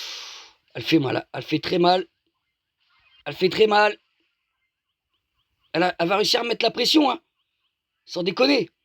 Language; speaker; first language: French; native; French